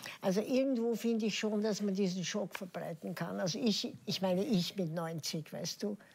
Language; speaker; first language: German; native; German